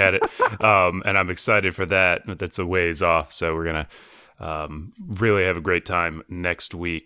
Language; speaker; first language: English; native; English